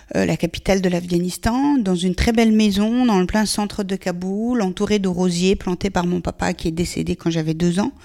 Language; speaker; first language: French; early bilingual, other home language; Persian